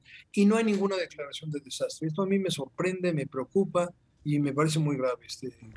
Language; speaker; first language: Spanish; native; Spanish